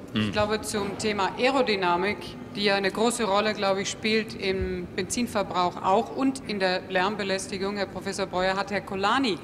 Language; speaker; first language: German; native; German